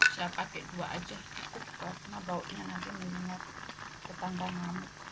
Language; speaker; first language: Indonesian; native; Indonesian